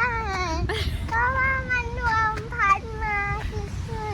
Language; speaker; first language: Thai; early bilingual, heritage; Thai